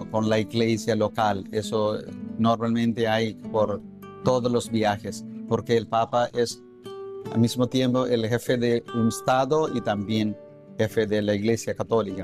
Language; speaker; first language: Spanish; non-native, fluent; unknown